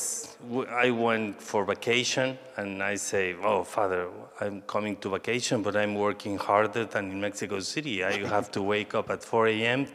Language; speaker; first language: English; non-native, fluent; Spanish